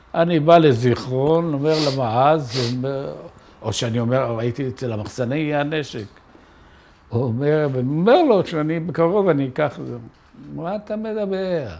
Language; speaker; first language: Hebrew; native; Hebrew